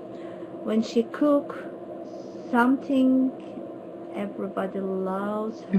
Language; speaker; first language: English; non-native, learner; Turkish